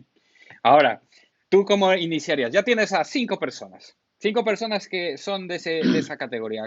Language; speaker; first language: Spanish; native; Spanish